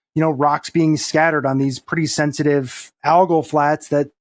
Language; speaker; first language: English; native; English